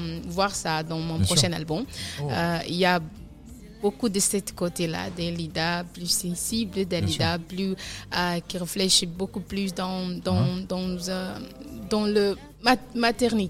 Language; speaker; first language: French; non-native, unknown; Kabuverdianu